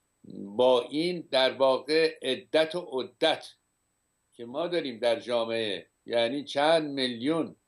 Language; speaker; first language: Persian; native; Persian